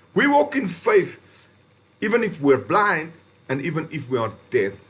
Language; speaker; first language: English; non-native, local second language; Afrikaans